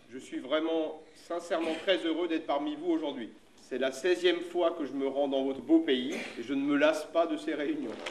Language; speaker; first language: French; native; French